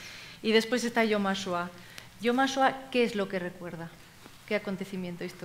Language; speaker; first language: Spanish; native; Spanish